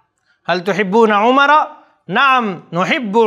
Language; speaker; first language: Arabic; non-native, fluent; Urdu